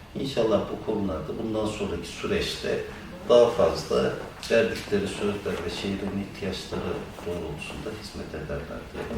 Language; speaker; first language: Turkish; native; Turkish